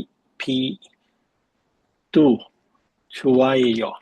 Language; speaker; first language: Korean; non-native, learner; Cantonese